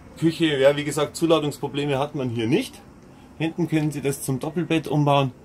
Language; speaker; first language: German; native; German